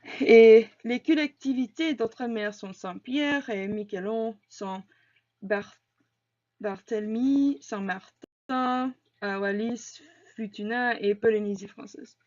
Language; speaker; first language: French; non-native, learner; English